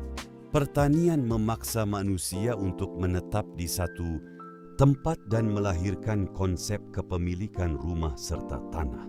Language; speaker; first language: Indonesian; native; Indonesian